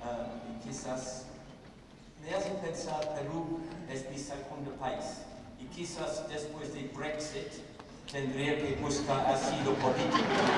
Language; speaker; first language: Spanish; non-native, fluent; English